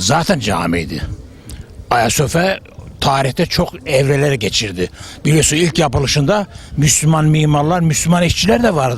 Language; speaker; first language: Turkish; early bilingual, heritage; Turkish